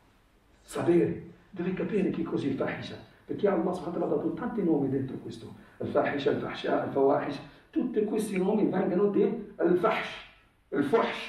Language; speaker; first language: Italian; non-native, fluent; Arabic